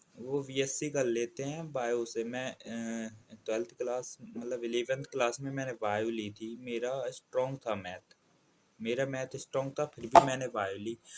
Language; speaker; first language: Hindi; native; Hindi